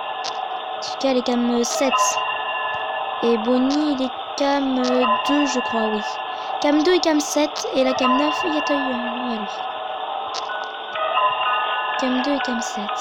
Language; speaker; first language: French; native; French